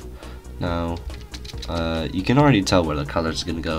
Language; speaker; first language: English; native; English